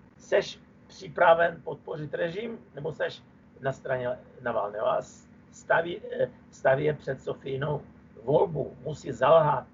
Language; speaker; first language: Czech; non-native, fluent; Russian